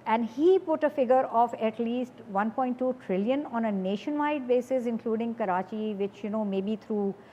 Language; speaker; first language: English; non-native, local second language; Urdu